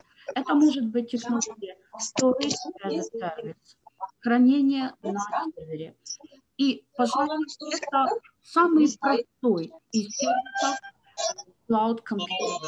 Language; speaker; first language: Russian; native; Russian